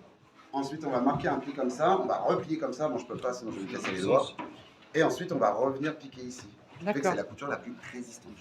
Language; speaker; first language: French; native; French